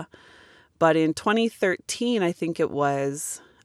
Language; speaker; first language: English; native; English